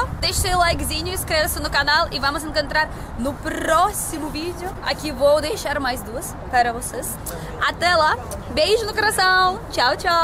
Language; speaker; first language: Portuguese; non-native, learner; Russian